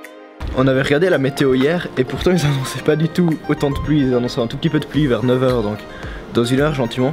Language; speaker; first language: French; native; French